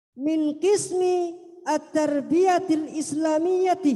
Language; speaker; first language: Arabic; non-native, fluent; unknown